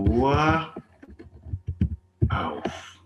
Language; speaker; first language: German; non-native, fluent; English